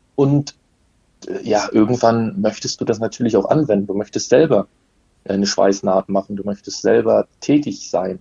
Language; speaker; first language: German; native; German